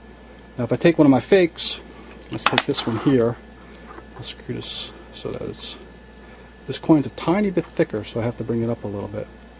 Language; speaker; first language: English; native; English